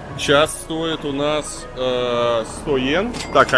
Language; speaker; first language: Russian; native; Russian